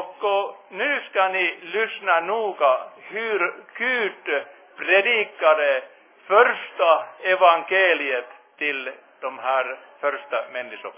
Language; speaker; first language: Swedish; non-native, fluent; Finnish